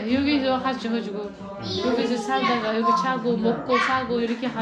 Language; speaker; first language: Korean; non-native, fluent; Uzbek